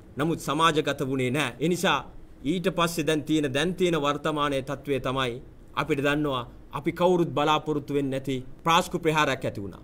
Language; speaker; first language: Sinhala; non-native, local second language; Tamil